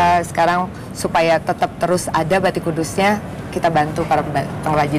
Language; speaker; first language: Indonesian; native; Indonesian